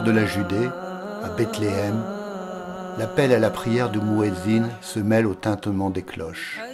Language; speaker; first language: French; native; French